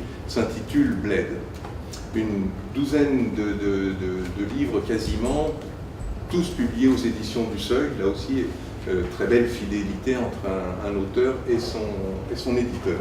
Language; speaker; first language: French; native; French